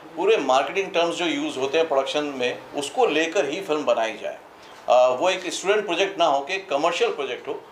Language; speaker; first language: Hindi; native; Hindi